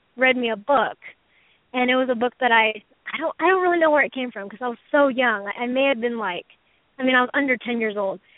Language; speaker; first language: English; native; English